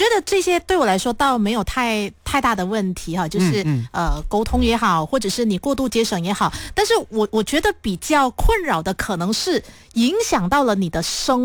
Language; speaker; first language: Chinese; native; Chinese